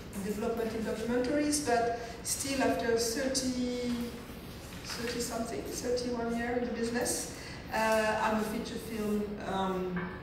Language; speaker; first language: English; non-native, fluent; French